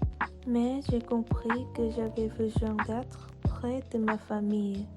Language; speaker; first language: French; non-native, learner; Korean